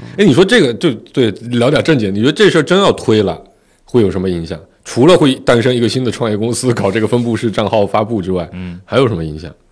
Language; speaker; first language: Chinese; non-native, local second language; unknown